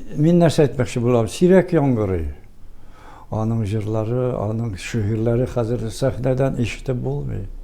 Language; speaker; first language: Tatar; early bilingual, heritage; Tatar